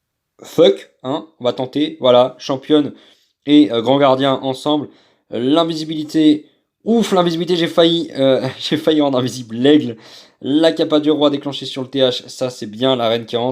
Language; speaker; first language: French; native; French